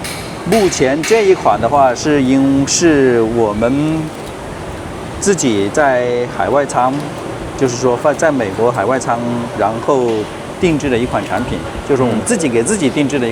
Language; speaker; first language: Chinese; native; Chinese